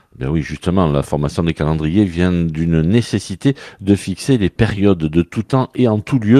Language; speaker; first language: French; native; French